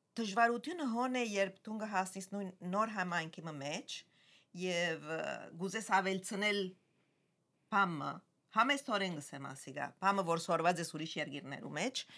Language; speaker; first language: Armenian; early bilingual, heritage; Armenian